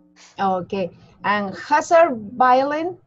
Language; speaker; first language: English; non-native, learner; Spanish